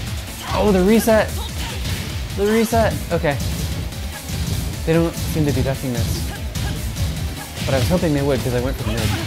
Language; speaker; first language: English; native; English